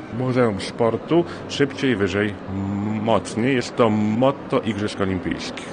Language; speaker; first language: Polish; native; Polish